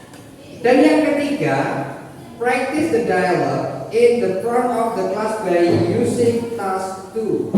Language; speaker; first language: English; non-native, fluent; Indonesian